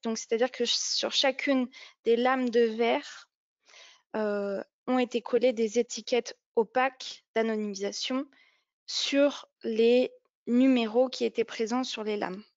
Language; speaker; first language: French; native; French